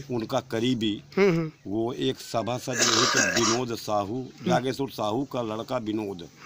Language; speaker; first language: Hindi; native; Hindi